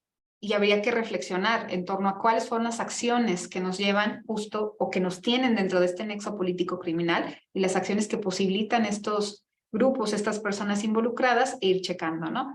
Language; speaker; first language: Spanish; native; Spanish